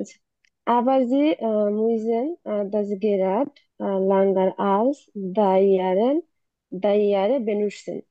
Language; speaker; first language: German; non-native, learner; Bangla